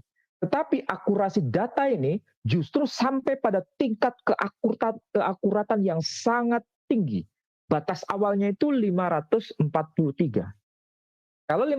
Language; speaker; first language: Indonesian; native; Indonesian